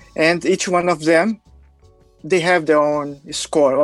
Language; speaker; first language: English; non-native, fluent; Portuguese